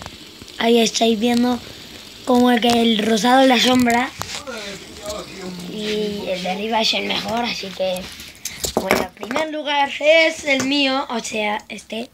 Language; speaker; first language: Spanish; native; Spanish